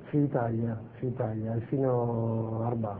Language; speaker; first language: Arabic; non-native, learner; Italian